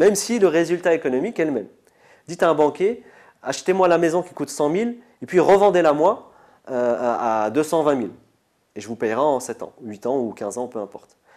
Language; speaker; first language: French; early bilingual, other home language; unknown